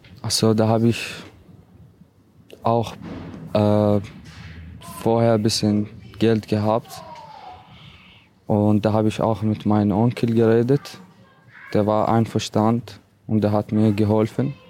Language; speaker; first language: German; non-native, learner; Arabic